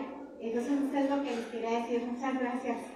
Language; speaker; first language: Spanish; native; Spanish